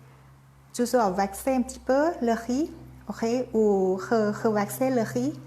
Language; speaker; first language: French; non-native, learner; Thai